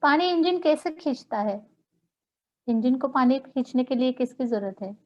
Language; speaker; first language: Hindi; non-native, local second language; Marathi